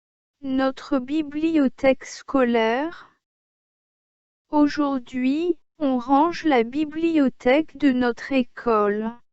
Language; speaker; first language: French; non-native, learner; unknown